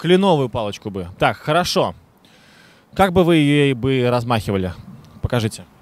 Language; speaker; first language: Russian; native; Russian